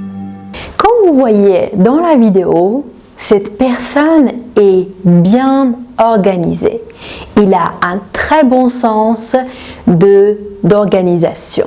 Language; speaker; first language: French; non-native, fluent; Persian